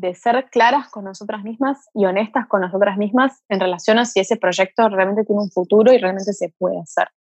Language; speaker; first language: Spanish; early bilingual, other home language; Portuguese